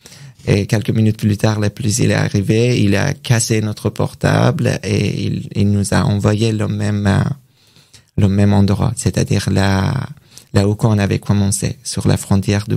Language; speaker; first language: French; non-native, learner; Persian